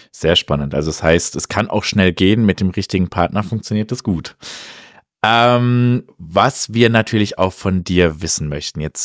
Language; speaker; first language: German; native; German